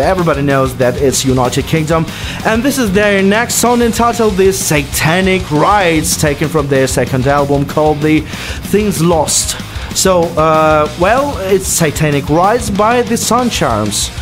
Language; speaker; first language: English; non-native, fluent; Ukrainian